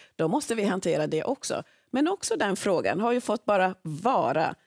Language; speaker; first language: Swedish; early bilingual, other home language; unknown